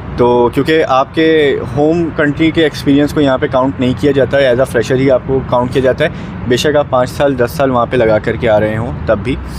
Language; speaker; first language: Urdu; native; Urdu